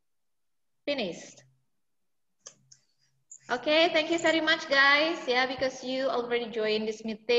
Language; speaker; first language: English; non-native, fluent; Indonesian